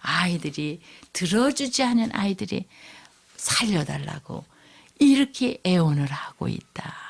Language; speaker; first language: Korean; native; Korean